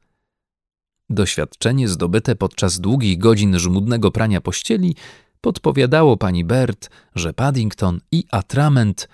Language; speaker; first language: Polish; native; Polish